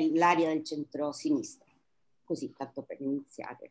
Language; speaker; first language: Italian; non-native, fluent; Spanish